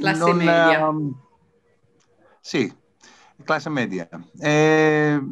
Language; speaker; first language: Italian; non-native, learner; Greek